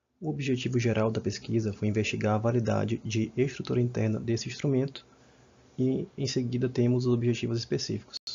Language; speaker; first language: Portuguese; native; Portuguese